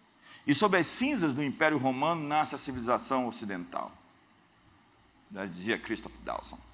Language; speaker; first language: Portuguese; native; Portuguese